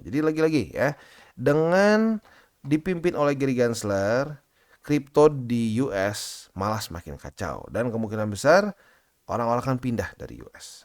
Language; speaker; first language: Indonesian; native; Indonesian